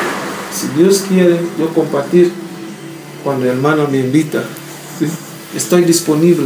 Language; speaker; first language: Spanish; non-native, learner; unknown